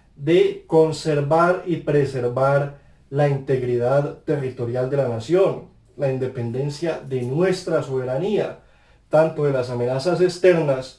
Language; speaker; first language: Spanish; native; Spanish